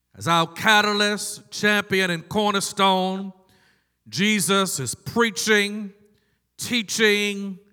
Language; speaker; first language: English; native; English